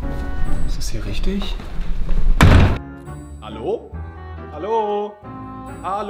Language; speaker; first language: German; native; German